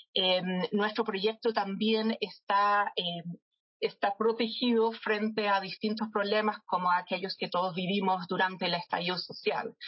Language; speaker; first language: Spanish; non-native, fluent; English